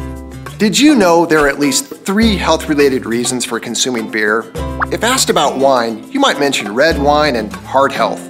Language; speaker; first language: English; native; English